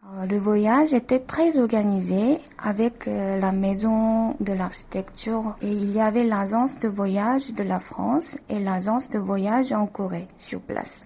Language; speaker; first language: French; non-native, fluent; Korean